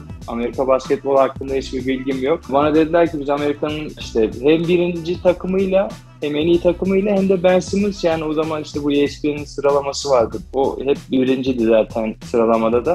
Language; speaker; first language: Turkish; native; Turkish